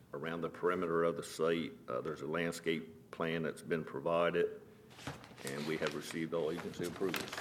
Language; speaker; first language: English; native; English